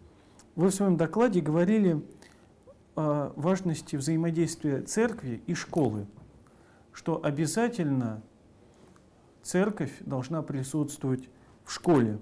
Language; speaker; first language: Russian; native; Russian